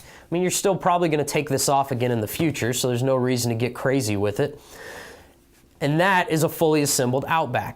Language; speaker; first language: English; native; English